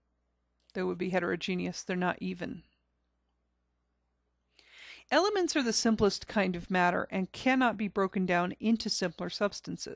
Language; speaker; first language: English; native; English